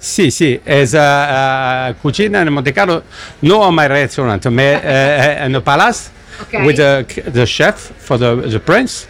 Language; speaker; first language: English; non-native, learner; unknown